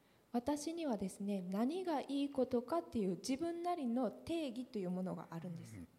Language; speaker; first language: Japanese; native; Japanese